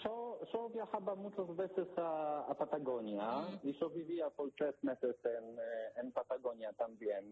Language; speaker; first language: Spanish; non-native, learner; Polish